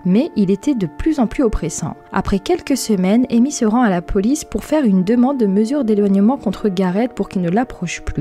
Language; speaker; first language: French; native; French